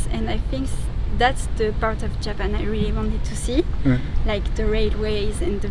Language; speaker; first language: English; non-native, fluent; French